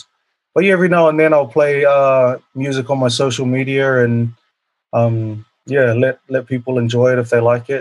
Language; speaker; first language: English; native; English